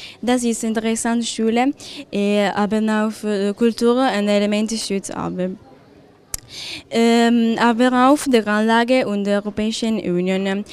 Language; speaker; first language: German; non-native, learner; Italian